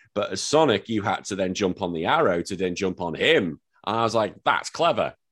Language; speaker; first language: English; native; English